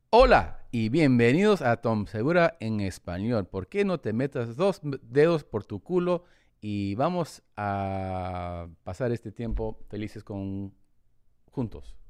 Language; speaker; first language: Spanish; early bilingual, heritage; English